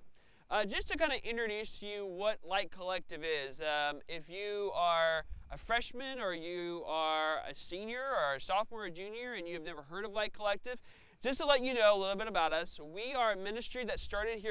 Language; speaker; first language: English; native; English